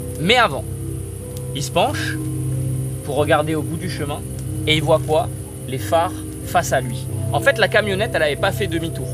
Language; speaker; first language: French; native; French